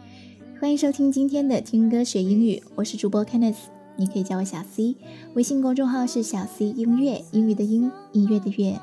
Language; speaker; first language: Chinese; native; Chinese